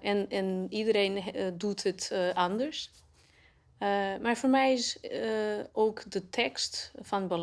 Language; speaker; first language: Dutch; non-native, learner; Portuguese